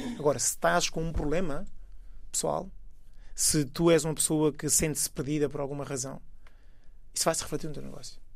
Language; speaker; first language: Portuguese; early bilingual, other home language; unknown